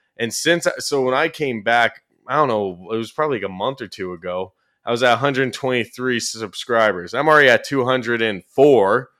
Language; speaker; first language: English; native; English